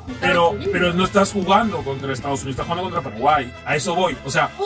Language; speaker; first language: Spanish; native; Spanish